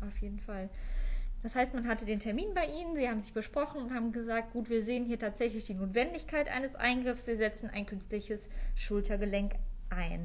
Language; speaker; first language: German; native; German